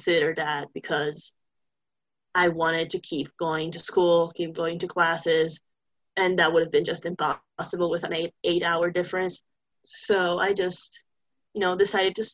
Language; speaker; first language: English; non-native, fluent; Italian